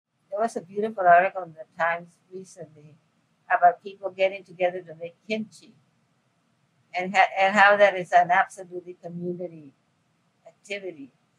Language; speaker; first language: English; early bilingual, other home language; Spanish